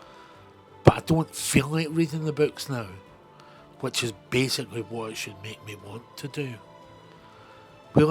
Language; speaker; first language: English; native; English